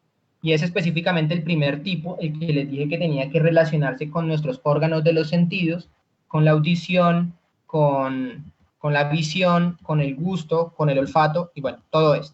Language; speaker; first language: Spanish; native; Spanish